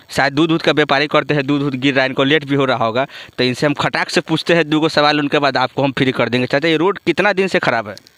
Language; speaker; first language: Hindi; native; Hindi